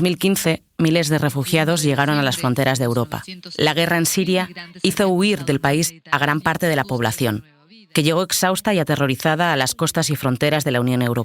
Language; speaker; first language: Spanish; native; Spanish